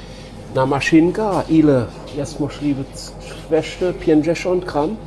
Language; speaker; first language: Polish; non-native, learner; German